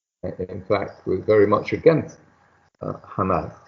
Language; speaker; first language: English; native; English